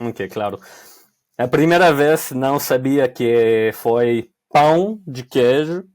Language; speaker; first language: Portuguese; non-native, learner; French